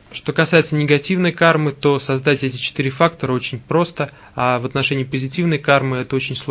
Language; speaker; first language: Russian; native; Russian